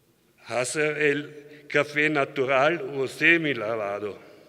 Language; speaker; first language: Spanish; non-native, learner; German